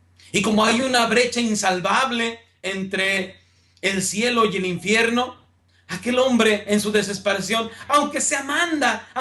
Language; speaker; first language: Spanish; native; Spanish